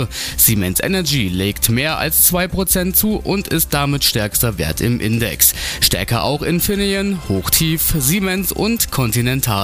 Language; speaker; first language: German; native; German